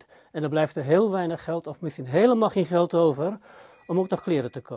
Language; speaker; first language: Dutch; native; Dutch